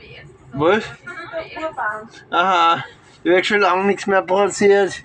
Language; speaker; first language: German; native; German